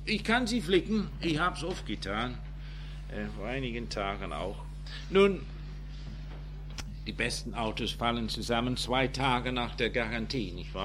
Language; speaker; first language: German; non-native, fluent; English